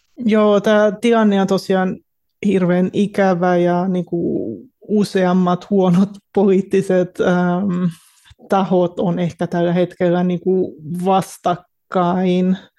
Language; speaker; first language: Finnish; early bilingual, heritage; Finnish